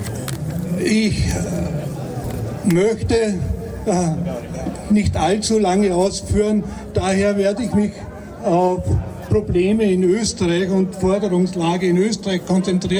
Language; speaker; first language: German; native; German